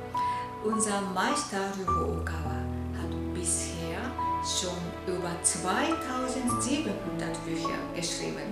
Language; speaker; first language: German; non-native, fluent; Japanese